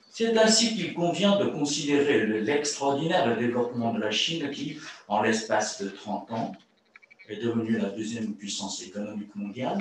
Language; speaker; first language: French; non-native, fluent; Chinese